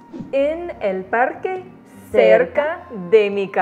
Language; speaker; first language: Spanish; non-native, learner; English